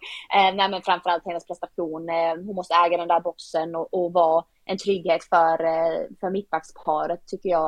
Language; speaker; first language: Swedish; native; Swedish